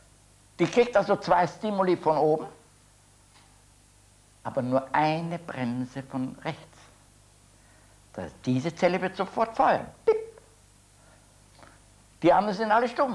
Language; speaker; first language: German; native; German